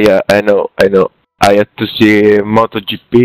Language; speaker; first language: English; non-native, learner; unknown